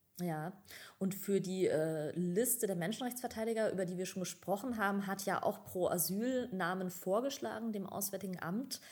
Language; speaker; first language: German; native; German